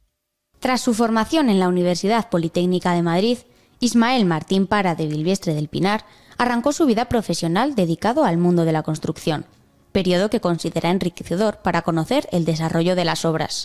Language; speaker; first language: Spanish; native; Spanish